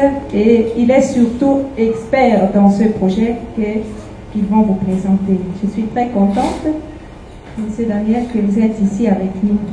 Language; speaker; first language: French; non-native, fluent; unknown